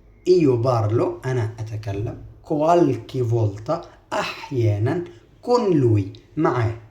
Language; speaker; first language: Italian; non-native, fluent; Arabic